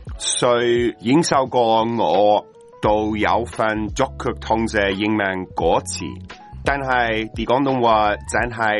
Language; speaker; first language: Cantonese; non-native, learner; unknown